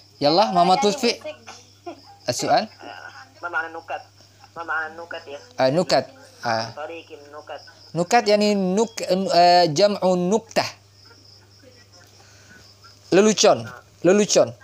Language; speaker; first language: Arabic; non-native, fluent; Indonesian